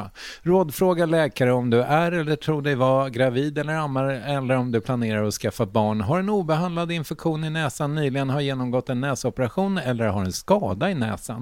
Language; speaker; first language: Swedish; native; Swedish